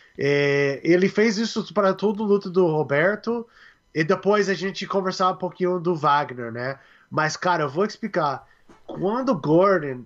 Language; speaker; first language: Portuguese; non-native, learner; English